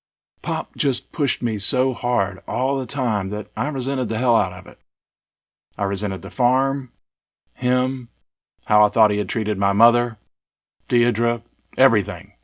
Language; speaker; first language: English; native; English